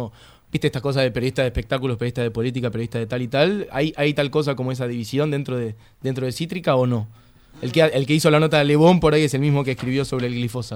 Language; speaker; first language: Spanish; native; Spanish